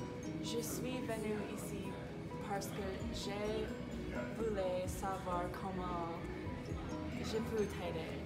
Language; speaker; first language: French; non-native, learner; English